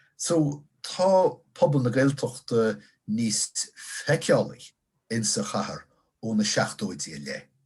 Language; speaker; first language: Irish; non-native, local second language; English